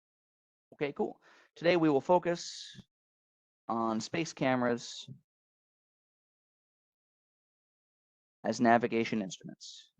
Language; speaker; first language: English; native; English